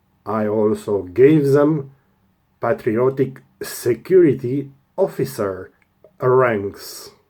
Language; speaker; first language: English; non-native, learner; Romanian